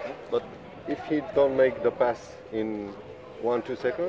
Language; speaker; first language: English; non-native, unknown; Romanian